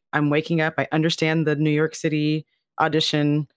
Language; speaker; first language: English; native; English